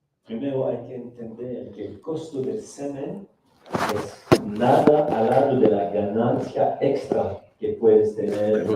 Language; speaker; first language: Spanish; non-native, fluent; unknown